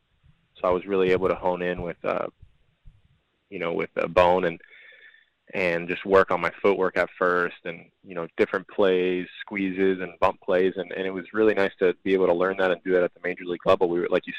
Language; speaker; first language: English; early bilingual, other home language; Spanish